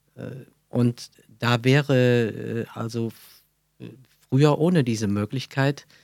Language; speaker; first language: German; native; German